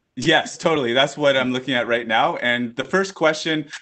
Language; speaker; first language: English; native; English